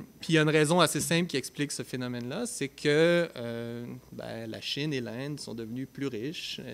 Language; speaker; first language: French; native; French